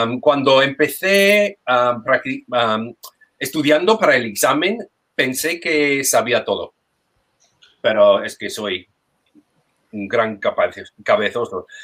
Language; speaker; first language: Spanish; non-native, fluent; English